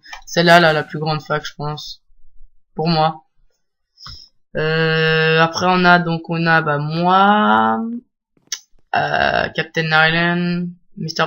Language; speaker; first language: French; native; French